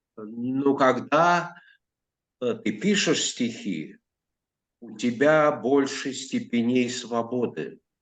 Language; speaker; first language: Russian; native; Russian